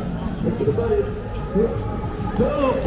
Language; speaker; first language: English; native; English